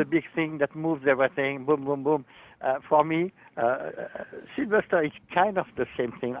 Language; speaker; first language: English; non-native, fluent; French